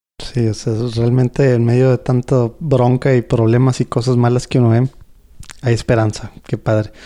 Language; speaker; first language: Spanish; native; Spanish